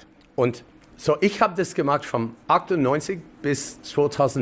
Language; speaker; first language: German; non-native, fluent; English